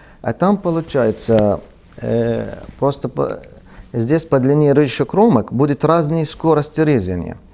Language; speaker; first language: Russian; non-native, learner; Arabic